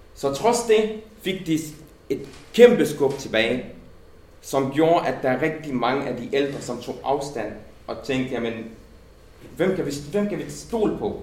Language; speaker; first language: Danish; early bilingual, other home language; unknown